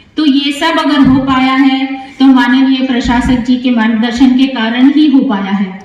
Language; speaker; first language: Hindi; non-native, local second language; Kannada